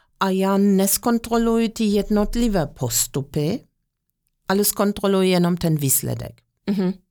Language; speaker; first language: Czech; non-native, fluent; German